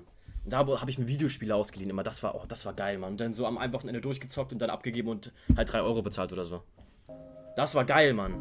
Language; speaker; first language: German; native; German